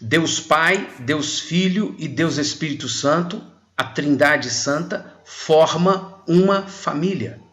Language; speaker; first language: Portuguese; native; Portuguese